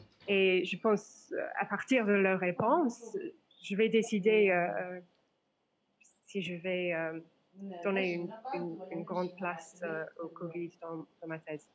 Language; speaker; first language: French; non-native, fluent; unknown